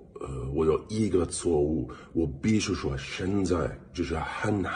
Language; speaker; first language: Chinese; non-native, learner; English